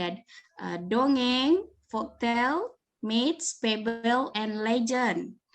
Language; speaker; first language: English; non-native, learner; Indonesian